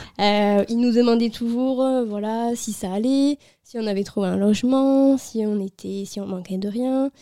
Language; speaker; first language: French; native; French